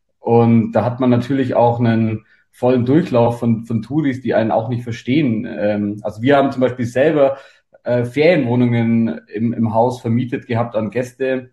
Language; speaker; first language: German; native; German